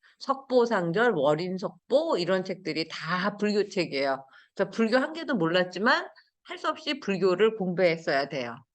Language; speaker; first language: Korean; native; Korean